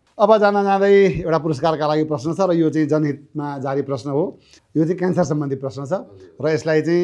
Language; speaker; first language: Nepali; native; Nepali